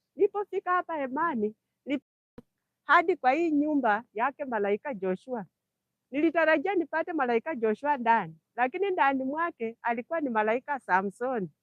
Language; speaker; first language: Swahili; non-native, local second language; Luyia